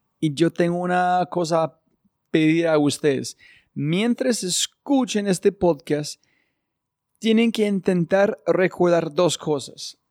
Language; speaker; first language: Spanish; non-native, fluent; English